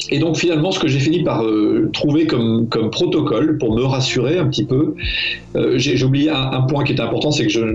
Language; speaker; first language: French; native; French